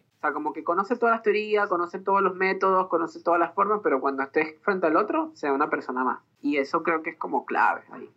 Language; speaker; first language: Spanish; native; Spanish